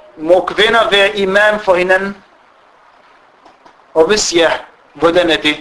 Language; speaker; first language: Danish; non-native, fluent; Arabic